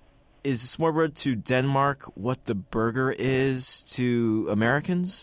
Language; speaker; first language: English; native; English